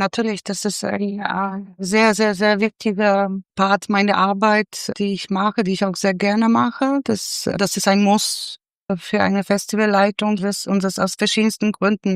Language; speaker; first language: German; non-native, fluent; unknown